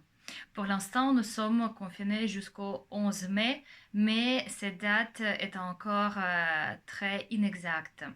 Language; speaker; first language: French; non-native, fluent; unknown